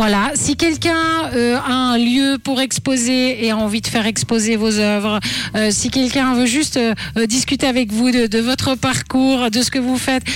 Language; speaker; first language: French; early bilingual, other home language; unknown